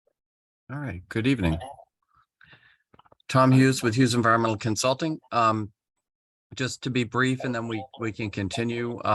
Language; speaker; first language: English; native; English